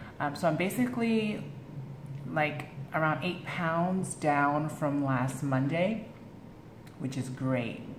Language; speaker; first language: English; native; English